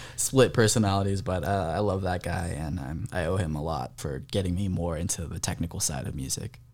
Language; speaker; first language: English; early bilingual, other home language; Filipino